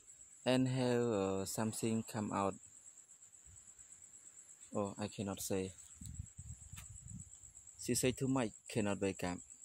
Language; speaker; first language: English; non-native, learner; Khmer